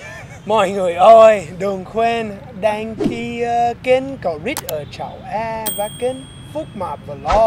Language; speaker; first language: Vietnamese; non-native, fluent; English